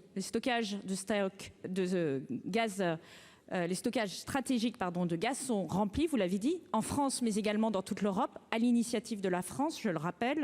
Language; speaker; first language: French; native; French